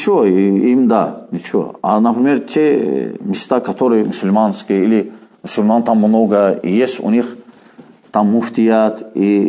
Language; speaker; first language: Russian; non-native, fluent; Azerbaijani